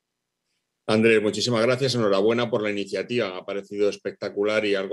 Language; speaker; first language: Spanish; native; Spanish